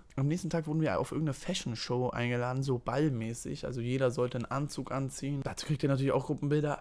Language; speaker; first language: German; native; German